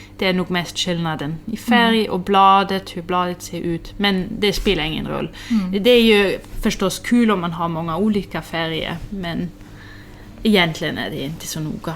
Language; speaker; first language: Swedish; native; Swedish